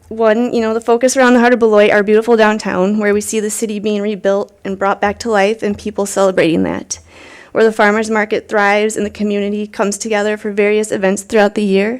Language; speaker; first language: English; native; English